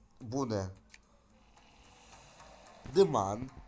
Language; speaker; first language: Turkish; non-native, learner; Russian